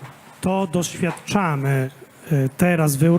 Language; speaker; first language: Polish; non-native, fluent; Italian